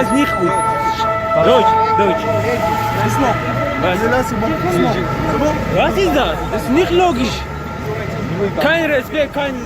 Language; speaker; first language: German; non-native, learner; Tajik